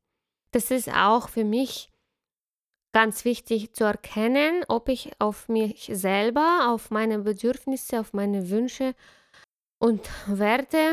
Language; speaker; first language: German; non-native, fluent; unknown